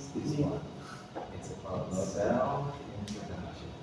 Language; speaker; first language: English; non-native, fluent; Indonesian